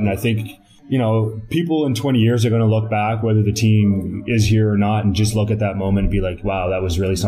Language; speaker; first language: English; native; English